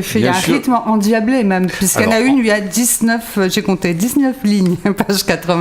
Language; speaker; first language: French; native; French